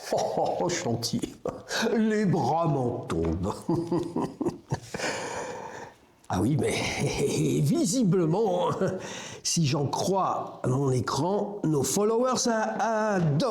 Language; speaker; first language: French; native; French